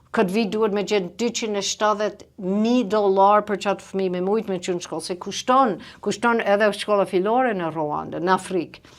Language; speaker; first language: Albanian; non-native, fluent; English